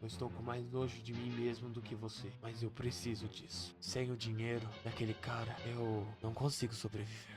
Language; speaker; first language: Portuguese; native; Portuguese